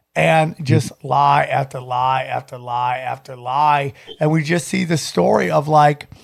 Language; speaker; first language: English; native; English